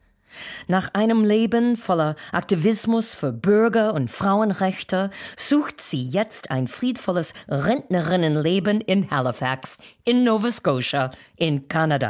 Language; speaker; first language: German; non-native, fluent; English